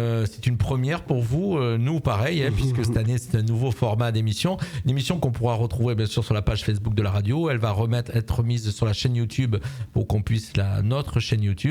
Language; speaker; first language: French; native; French